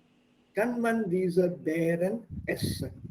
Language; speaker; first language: German; non-native, fluent; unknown